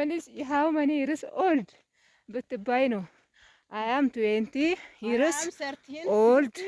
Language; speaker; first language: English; non-native, learner; Amharic